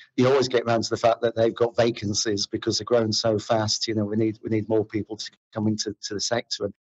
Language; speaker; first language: English; native; English